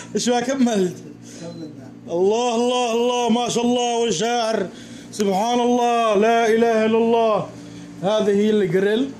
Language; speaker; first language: Arabic; early bilingual, heritage; Arabic